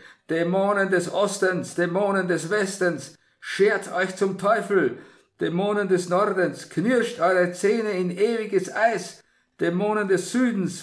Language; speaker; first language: German; native; German